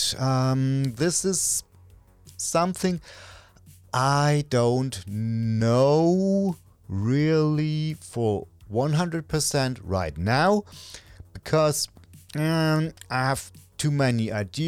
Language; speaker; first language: English; non-native, learner; German